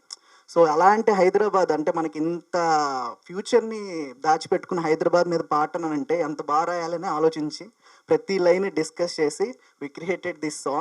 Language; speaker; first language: Telugu; native; Telugu